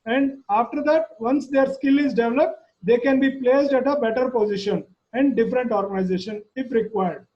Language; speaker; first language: English; non-native, local second language; Kannada